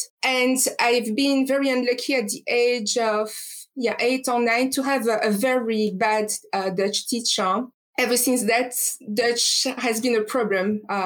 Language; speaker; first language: English; non-native, fluent; French